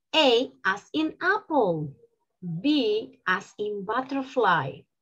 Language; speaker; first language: English; non-native, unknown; Spanish